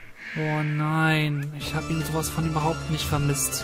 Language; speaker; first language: German; native; German